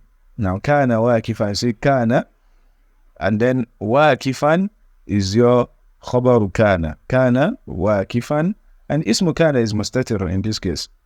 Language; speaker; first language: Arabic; non-native, fluent; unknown